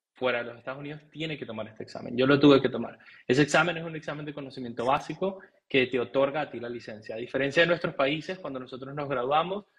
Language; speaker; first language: Spanish; native; Spanish